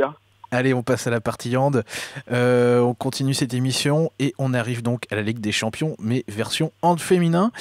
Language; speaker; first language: French; native; French